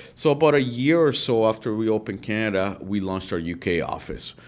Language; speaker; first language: English; early bilingual, other home language; Spanish